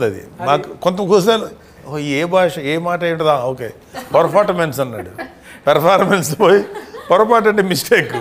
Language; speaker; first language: Telugu; native; Telugu